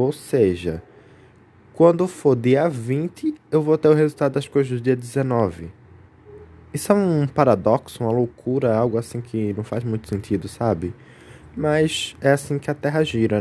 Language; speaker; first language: Portuguese; native; Portuguese